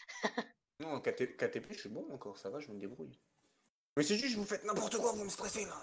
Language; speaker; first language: French; native; French